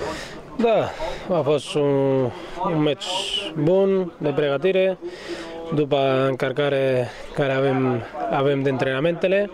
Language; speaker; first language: Romanian; non-native, fluent; Arabic